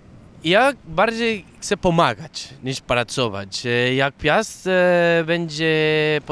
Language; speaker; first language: Polish; non-native, fluent; Catalan